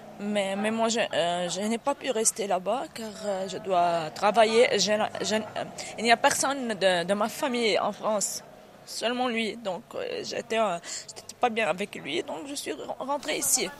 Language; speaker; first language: French; non-native, local second language; Arabic